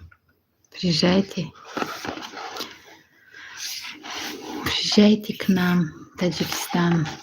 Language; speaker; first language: Russian; non-native, learner; Tajik